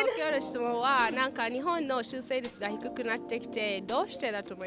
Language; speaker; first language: Japanese; non-native, learner; English